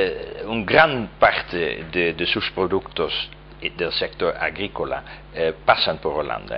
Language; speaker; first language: Spanish; non-native, fluent; Dutch